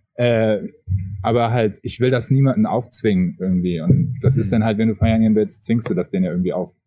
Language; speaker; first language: German; native; German